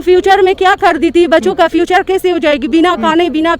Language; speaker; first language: Hindi; non-native, learner; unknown